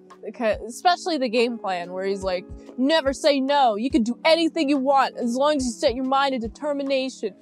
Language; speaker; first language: English; native; English